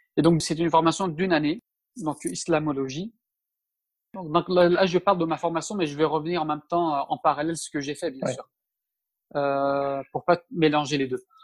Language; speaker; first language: French; early bilingual, other home language; Turkish